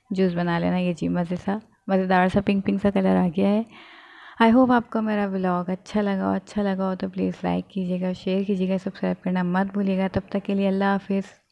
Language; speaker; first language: Urdu; native; Urdu